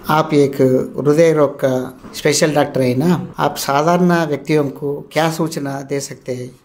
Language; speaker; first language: Hindi; non-native, local second language; Telugu